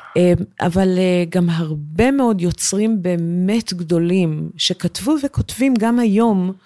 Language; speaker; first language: Hebrew; early bilingual, other home language; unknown